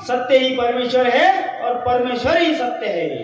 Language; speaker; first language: Hindi; non-native, local second language; Marathi